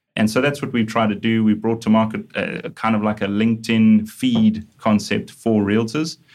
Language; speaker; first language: English; native; English